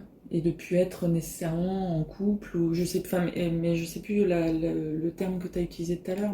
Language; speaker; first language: French; native; French